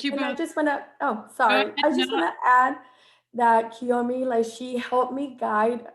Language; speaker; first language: English; non-native, fluent; Spanish